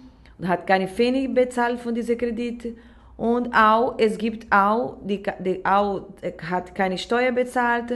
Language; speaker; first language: German; non-native, learner; Portuguese